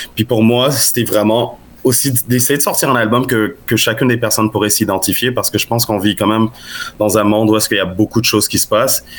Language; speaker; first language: French; non-native, local second language; Lingala